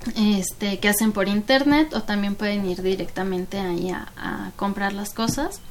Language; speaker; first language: Spanish; native; Spanish